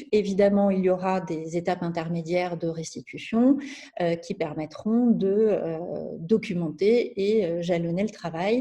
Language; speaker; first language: French; native; French